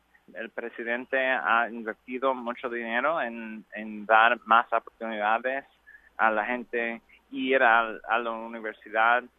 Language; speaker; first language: Spanish; non-native, learner; English